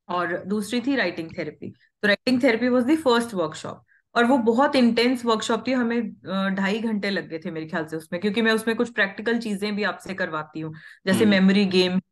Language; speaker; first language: Hindi; non-native, local second language; Punjabi